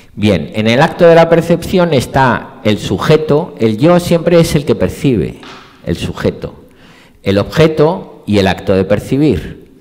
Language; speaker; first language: Spanish; native; Spanish